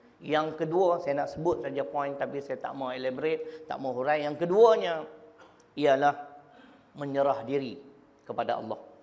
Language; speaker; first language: Malay; native; Malay